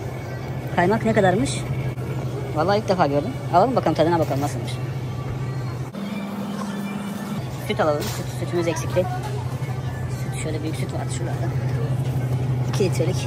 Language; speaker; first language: Turkish; native; Turkish